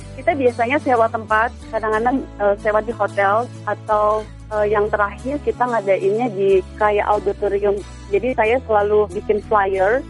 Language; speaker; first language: Indonesian; native; Indonesian